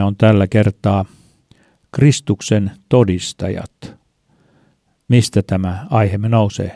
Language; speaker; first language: Finnish; native; Finnish